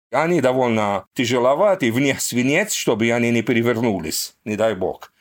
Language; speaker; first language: Russian; non-native, fluent; Maltese